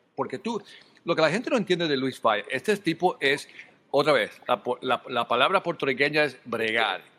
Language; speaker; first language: Spanish; early bilingual, heritage; Spanish